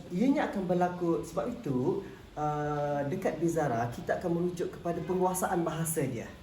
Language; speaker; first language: Malay; native; Malay